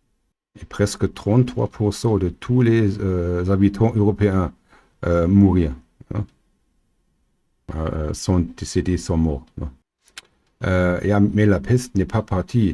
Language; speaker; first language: French; non-native, learner; German